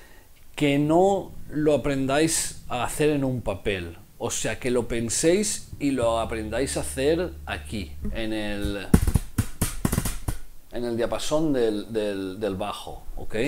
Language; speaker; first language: Spanish; native; Spanish